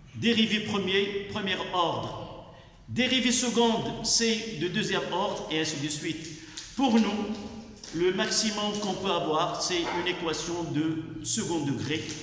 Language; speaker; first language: French; non-native, local second language; Arabic